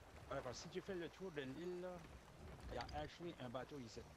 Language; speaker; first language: French; native; French